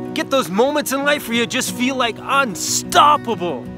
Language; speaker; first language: English; native; English